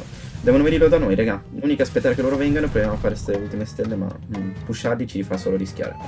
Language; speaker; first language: Italian; native; Italian